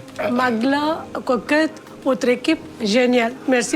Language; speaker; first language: French; non-native, learner; Tamil